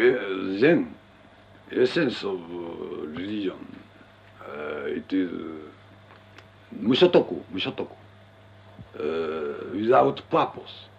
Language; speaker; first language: English; non-native, learner; Japanese